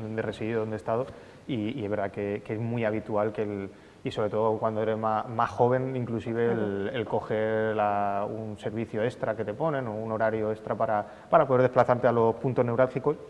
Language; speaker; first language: Spanish; native; Spanish